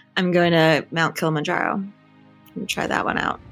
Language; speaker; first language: English; native; English